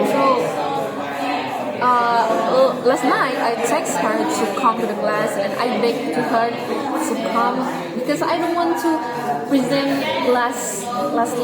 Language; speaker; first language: English; non-native, learner; Indonesian